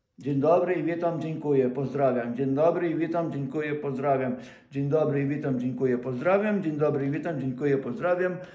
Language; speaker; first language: Polish; non-native, fluent; Ukrainian